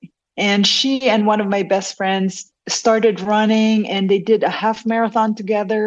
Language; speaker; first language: English; non-native, local second language; Hiligaynon